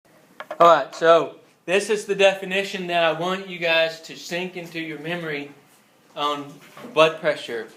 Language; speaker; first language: English; native; English